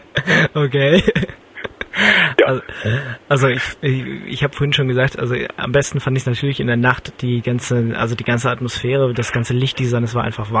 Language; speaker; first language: German; native; German